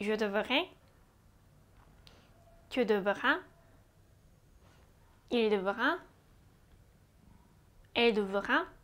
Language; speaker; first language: French; non-native, fluent; Japanese